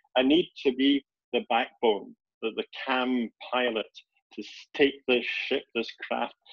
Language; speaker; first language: English; native; English